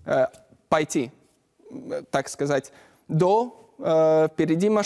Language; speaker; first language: Russian; non-native, learner; Latvian